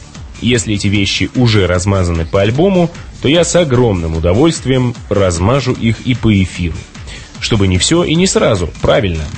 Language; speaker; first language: Russian; native; Russian